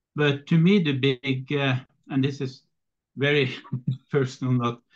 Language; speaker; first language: English; non-native, fluent; Norwegian